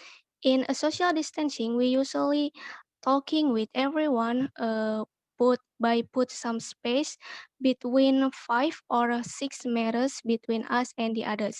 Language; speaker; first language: English; non-native, learner; Indonesian